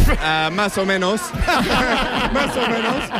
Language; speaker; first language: Spanish; non-native, learner; English